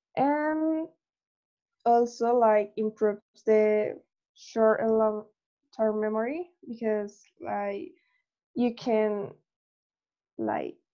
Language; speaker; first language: English; non-native, fluent; Spanish